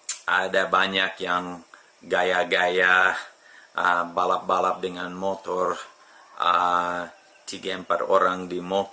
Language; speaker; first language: Indonesian; non-native, fluent; English